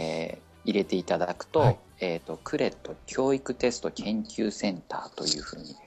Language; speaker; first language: Japanese; native; Japanese